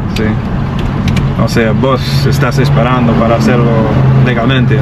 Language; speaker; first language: Spanish; non-native, fluent; English